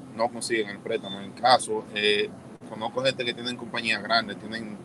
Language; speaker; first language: Spanish; early bilingual, heritage; Spanish